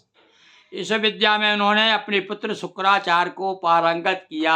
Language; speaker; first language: Hindi; native; Hindi